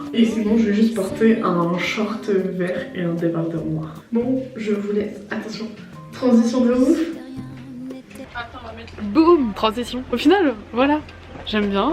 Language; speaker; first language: French; native; French